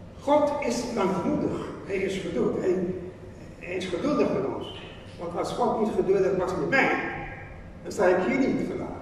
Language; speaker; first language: Dutch; non-native, fluent; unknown